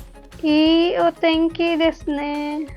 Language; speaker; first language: Japanese; non-native, learner; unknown